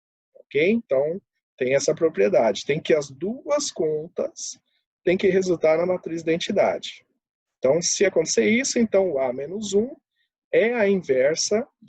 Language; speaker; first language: Portuguese; native; Portuguese